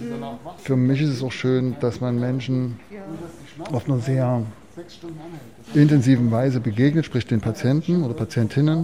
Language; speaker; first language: German; native; German